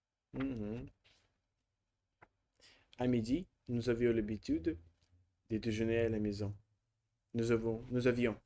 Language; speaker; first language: French; non-native, learner; Russian